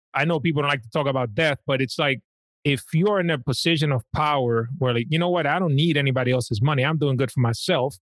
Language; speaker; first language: English; early bilingual, other home language; Spanish